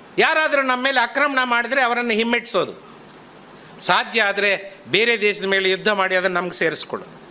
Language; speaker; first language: Kannada; non-native, local second language; Telugu